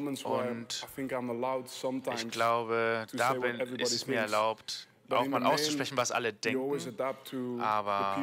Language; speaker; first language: German; non-native, fluent; French